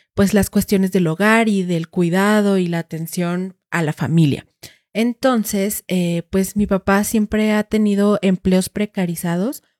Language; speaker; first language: Spanish; native; Spanish